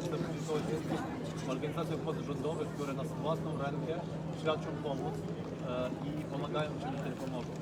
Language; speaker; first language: Polish; non-native, fluent; Ukrainian